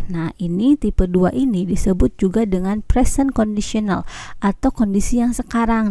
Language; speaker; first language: Indonesian; native; Indonesian